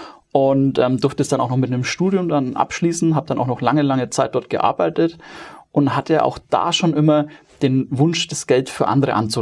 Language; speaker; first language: German; native; German